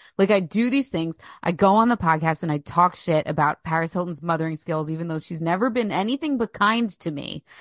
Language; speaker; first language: English; native; English